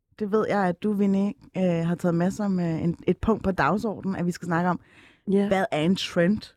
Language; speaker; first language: Danish; early bilingual, other home language; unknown